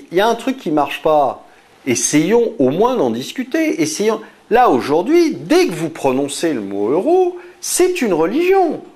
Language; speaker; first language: French; native; French